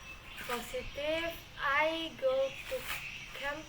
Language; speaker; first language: English; non-native, learner; Indonesian